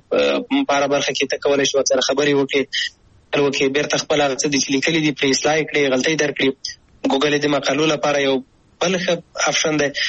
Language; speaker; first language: Pashto; native; Pashto